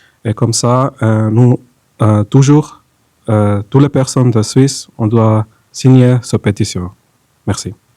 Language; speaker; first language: French; non-native, learner; Tamil